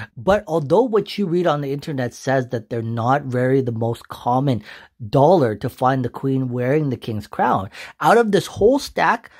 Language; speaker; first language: English; native; English